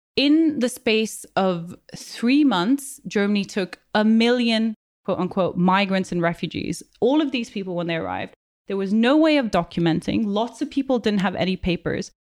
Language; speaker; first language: English; non-native, local second language; German